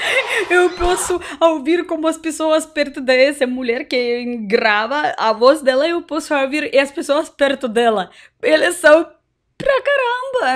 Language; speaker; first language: Portuguese; non-native, learner; Russian